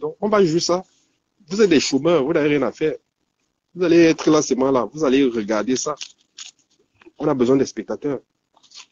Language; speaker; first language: French; native; French